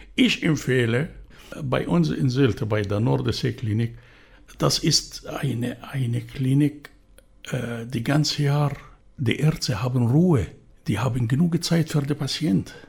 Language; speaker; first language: German; non-native, fluent; Arabic